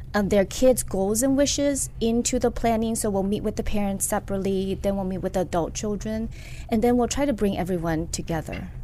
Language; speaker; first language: English; early bilingual, other home language; Chinese